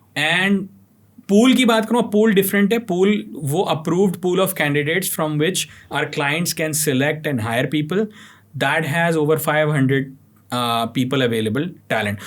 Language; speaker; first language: Urdu; native; Urdu